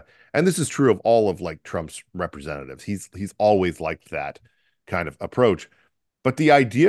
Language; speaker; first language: English; native; English